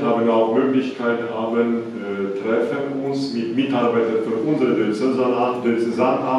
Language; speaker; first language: German; non-native, learner; Polish